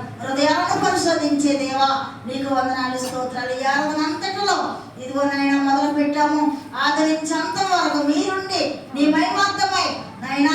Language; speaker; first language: Telugu; native; Telugu